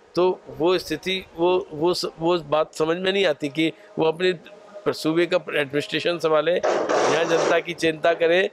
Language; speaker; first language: Hindi; native; Hindi